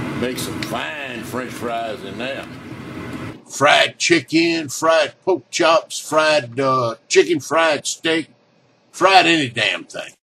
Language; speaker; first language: English; native; English